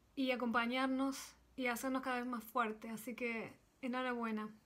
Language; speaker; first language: Spanish; native; Spanish